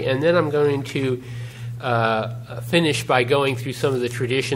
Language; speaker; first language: English; native; English